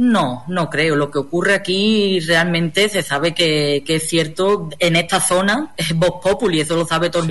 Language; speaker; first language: Spanish; native; Spanish